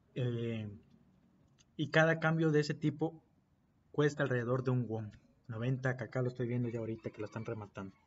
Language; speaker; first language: Spanish; native; Spanish